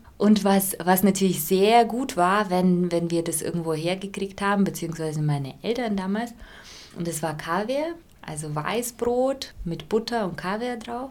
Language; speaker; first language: German; non-native, fluent; Russian